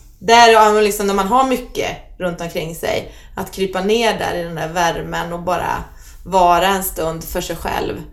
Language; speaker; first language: Swedish; native; Swedish